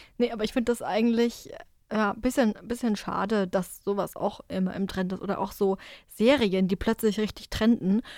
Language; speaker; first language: German; native; German